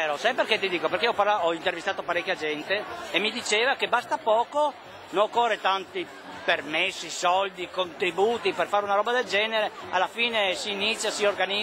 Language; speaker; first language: Italian; native; Italian